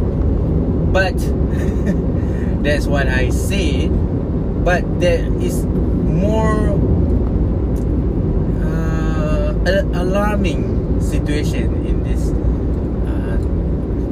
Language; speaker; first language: English; non-native, local second language; Malay